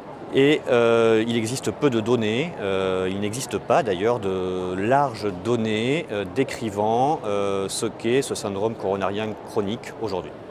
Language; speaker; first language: French; native; French